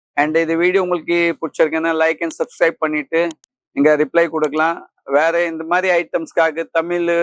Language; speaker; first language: Tamil; non-native, fluent; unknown